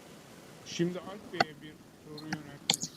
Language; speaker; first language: Turkish; native; Turkish